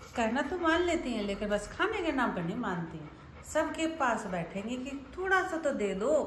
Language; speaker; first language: Hindi; native; Hindi